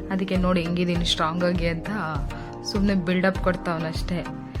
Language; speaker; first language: Kannada; non-native, local second language; Telugu